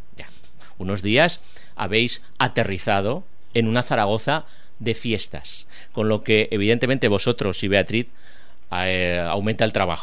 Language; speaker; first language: Spanish; native; Spanish